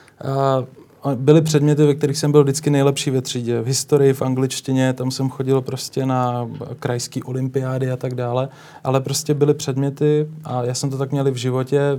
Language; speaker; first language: Czech; native; Czech